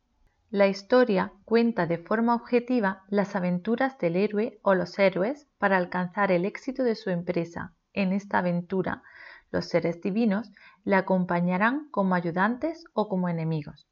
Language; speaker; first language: Spanish; native; Spanish